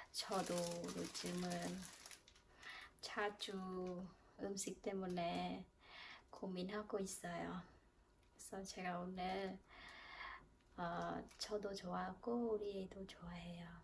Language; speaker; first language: Korean; non-native, fluent; Khmer